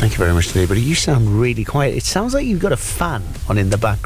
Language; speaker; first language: English; native; English